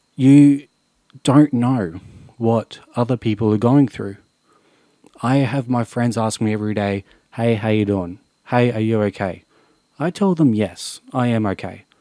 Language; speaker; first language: English; native; English